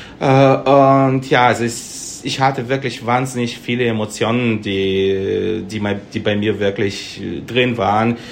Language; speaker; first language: German; non-native, fluent; Russian